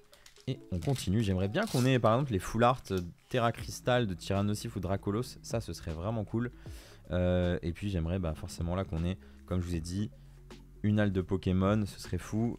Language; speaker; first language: French; native; French